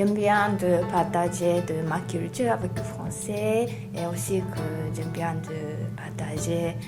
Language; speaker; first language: French; non-native, learner; Japanese